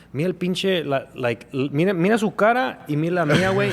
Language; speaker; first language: Spanish; early bilingual, heritage; Spanish